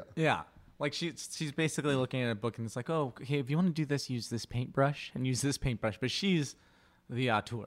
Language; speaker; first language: English; early bilingual, other home language; Spanish